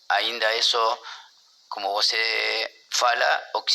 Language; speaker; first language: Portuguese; non-native, learner; Spanish